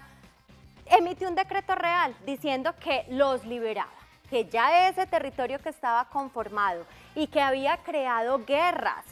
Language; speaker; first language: Spanish; native; Spanish